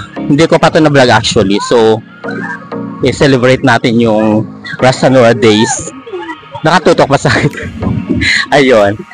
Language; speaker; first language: Filipino; non-native, local second language; Hiligaynon